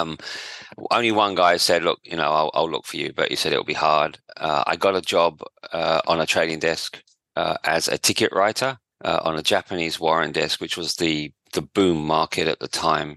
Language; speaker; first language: English; native; English